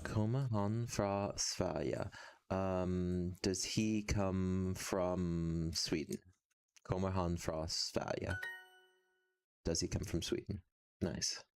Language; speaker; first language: Norwegian; non-native, learner; English